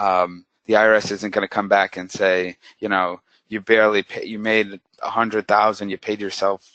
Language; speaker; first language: English; native; English